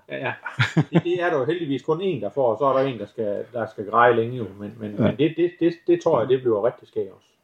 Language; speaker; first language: Danish; native; Danish